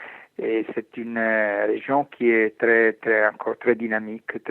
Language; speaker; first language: French; non-native, fluent; Italian